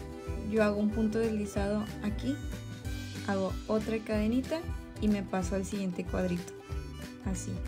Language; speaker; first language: Spanish; native; Spanish